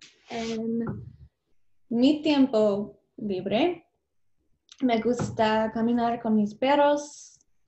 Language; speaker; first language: Spanish; non-native, learner; English